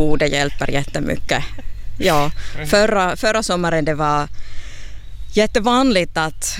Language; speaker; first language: Swedish; non-native, local second language; Finnish